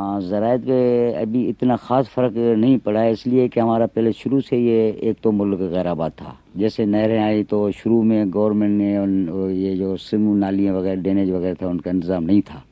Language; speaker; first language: Urdu; non-native, local second language; Sindhi